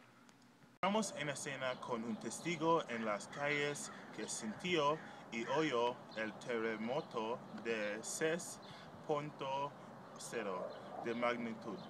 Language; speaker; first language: Spanish; non-native, learner; English